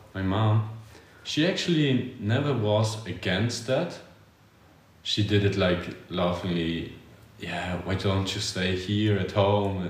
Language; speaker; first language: English; early bilingual, other home language; Polish